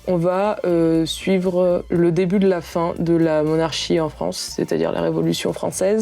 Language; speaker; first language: French; native; French